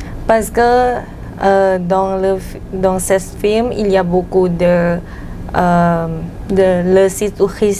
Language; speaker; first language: French; non-native, learner; Thai